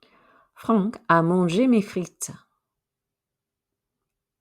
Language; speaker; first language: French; non-native, fluent; English